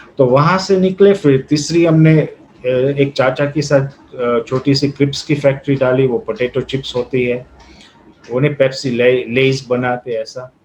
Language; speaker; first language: Hindi; non-native, fluent; Gujarati